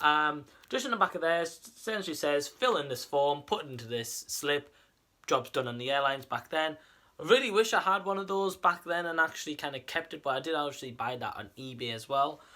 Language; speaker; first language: English; native; English